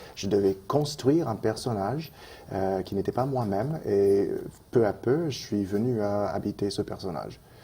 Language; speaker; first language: French; non-native, local second language; English